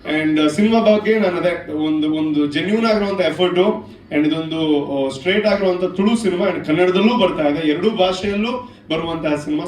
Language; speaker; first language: Kannada; non-native, local second language; Tulu